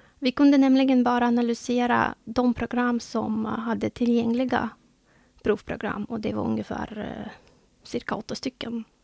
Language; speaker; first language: Swedish; non-native, fluent; Russian